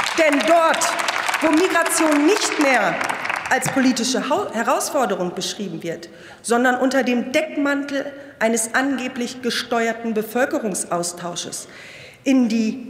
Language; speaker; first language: German; early bilingual, other home language; Turkish